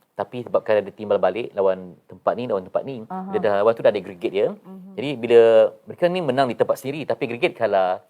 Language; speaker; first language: Malay; native; Malay